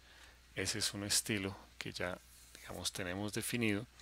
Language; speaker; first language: Spanish; native; Spanish